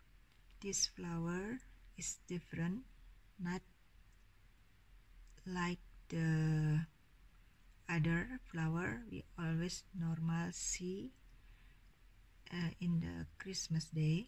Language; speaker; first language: English; non-native, learner; Indonesian